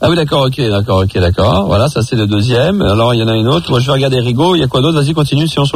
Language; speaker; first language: French; native; French